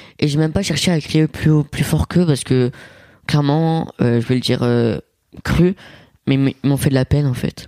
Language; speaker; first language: French; native; French